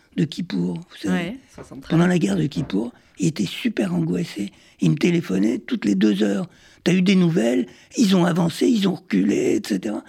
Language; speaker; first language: French; early bilingual, other home language; Arabic